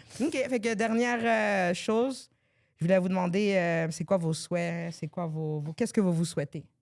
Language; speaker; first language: French; early bilingual, other home language; Arabic